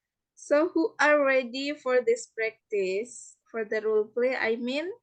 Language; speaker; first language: English; non-native, fluent; Indonesian